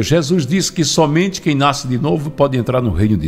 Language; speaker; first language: Portuguese; native; Portuguese